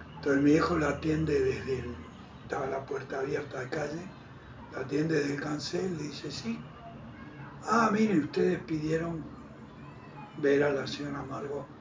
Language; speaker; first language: Spanish; native; Spanish